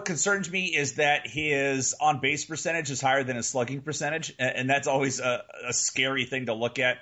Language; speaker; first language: English; native; English